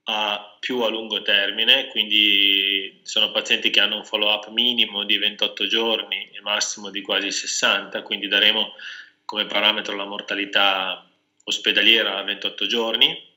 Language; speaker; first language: Italian; native; Italian